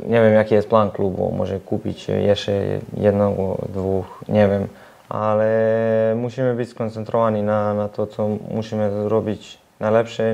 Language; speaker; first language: Polish; non-native, learner; Serbian